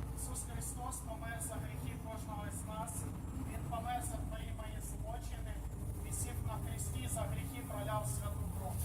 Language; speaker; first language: Ukrainian; native; Ukrainian